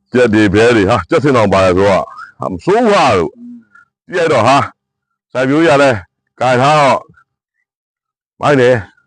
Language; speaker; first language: Burmese; native; Burmese